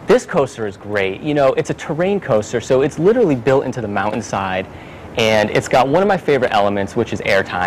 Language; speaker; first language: English; native; English